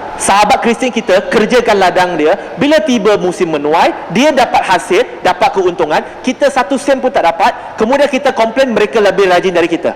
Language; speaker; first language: Malay; non-native, local second language; Chinese